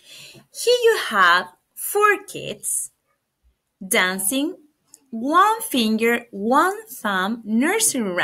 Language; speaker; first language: English; non-native, fluent; Spanish